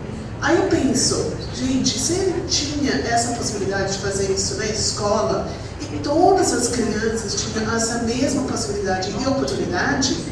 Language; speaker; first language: Portuguese; non-native, fluent; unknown